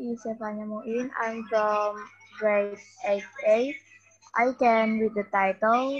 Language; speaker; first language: English; non-native, learner; Indonesian